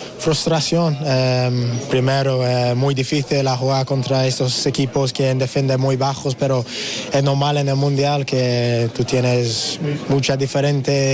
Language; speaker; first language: Spanish; non-native, learner; English